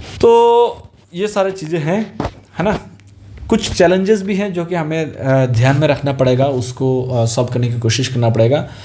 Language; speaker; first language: Hindi; non-native, local second language; Assamese